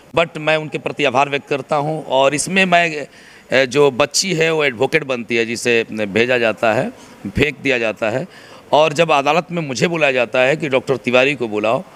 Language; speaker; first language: Hindi; native; Hindi